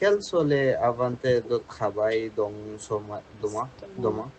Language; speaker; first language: French; non-native, learner; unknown